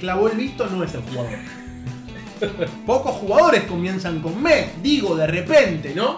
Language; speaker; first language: Spanish; native; Spanish